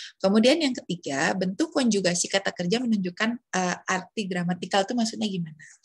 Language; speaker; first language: Indonesian; native; Indonesian